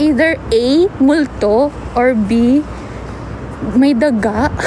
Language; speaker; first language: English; non-native, local second language; Filipino